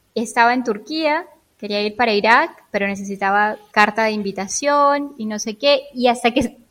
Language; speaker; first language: Spanish; native; Spanish